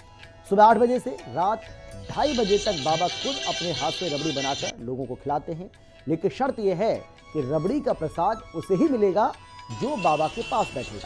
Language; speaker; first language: Hindi; native; Hindi